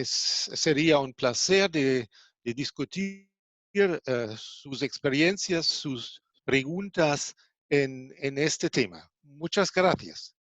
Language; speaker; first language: Spanish; non-native, fluent; German